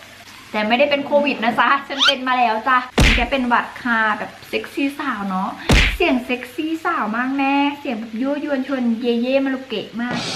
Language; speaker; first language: Thai; native; Thai